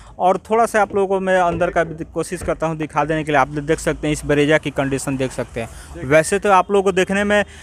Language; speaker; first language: Hindi; native; Hindi